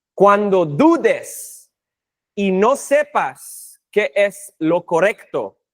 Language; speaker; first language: Spanish; non-native, fluent; English